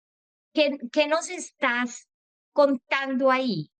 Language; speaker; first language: Spanish; native; Spanish